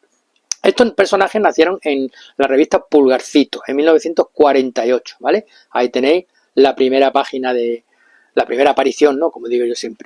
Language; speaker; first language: Spanish; native; Spanish